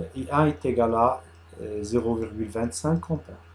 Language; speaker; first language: French; non-native, local second language; Arabic